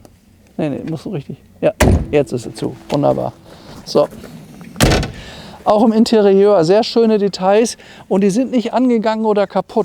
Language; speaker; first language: German; native; German